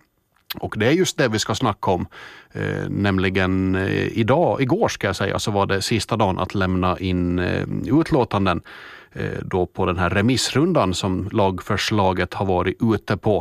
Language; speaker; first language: Swedish; native; Swedish